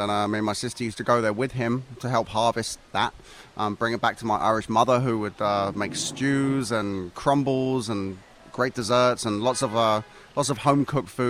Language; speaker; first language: English; native; English